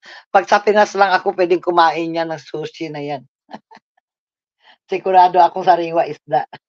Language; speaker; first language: Filipino; native; Filipino